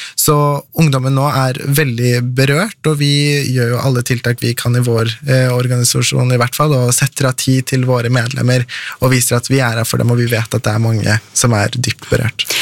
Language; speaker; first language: Norwegian; early bilingual, other home language; Persian